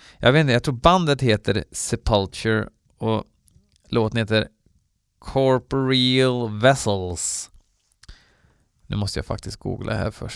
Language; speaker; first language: Swedish; native; Swedish